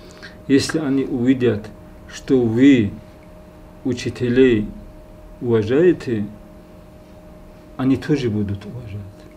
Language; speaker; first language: Russian; non-native, local second language; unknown